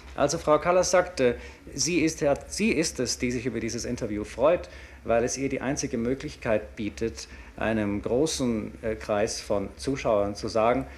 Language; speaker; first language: German; native; German